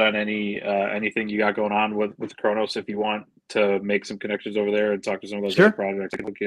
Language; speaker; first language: English; native; English